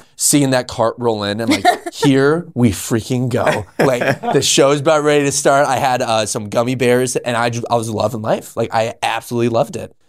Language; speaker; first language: English; early bilingual, other home language; Polish